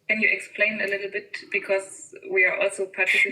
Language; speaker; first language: English; non-native, fluent; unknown